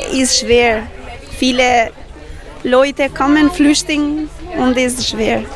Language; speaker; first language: German; non-native, learner; Albanian